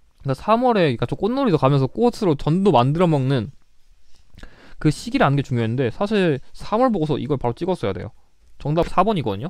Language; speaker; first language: Korean; native; Korean